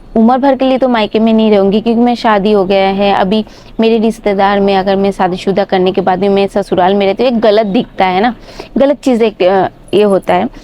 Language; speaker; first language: Hindi; non-native, local second language; Bangla